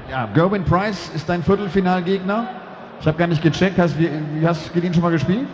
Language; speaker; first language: German; native; German